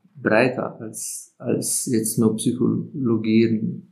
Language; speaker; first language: German; non-native, fluent; Slovenian